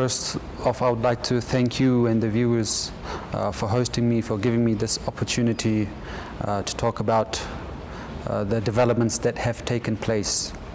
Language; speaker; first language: English; non-native, fluent; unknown